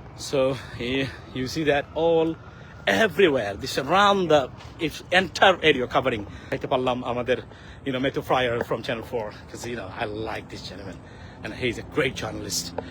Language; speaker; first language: English; non-native, local second language; Bangla